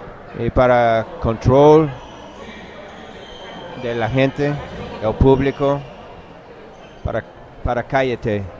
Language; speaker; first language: Spanish; non-native, learner; English